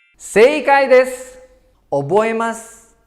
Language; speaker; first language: Japanese; non-native, fluent; Indonesian